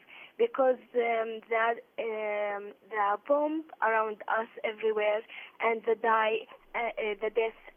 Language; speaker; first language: English; non-native, learner; Arabic